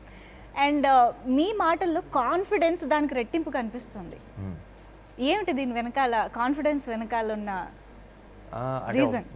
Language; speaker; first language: Telugu; native; Telugu